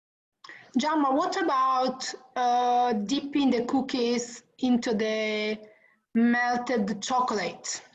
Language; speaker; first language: English; non-native, fluent; Italian